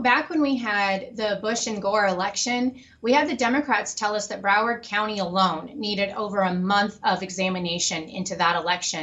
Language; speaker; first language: English; native; English